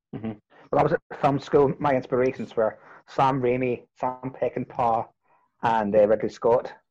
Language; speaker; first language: English; native; English